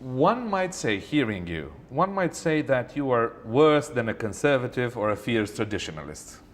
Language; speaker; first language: English; non-native, fluent; Romanian